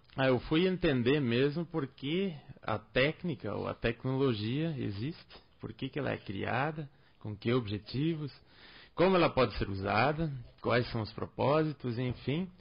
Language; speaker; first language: Portuguese; non-native, local second language; German